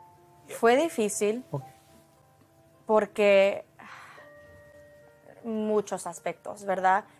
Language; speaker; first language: Spanish; early bilingual, heritage; Spanish